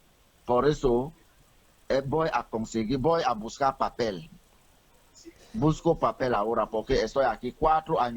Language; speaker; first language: Spanish; non-native, learner; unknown